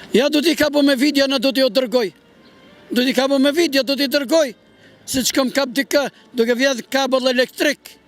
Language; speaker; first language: Albanian; native; Albanian